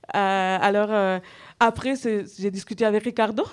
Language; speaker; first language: French; non-native, fluent; Spanish